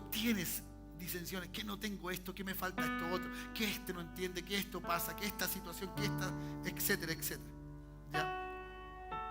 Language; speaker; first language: Spanish; native; Spanish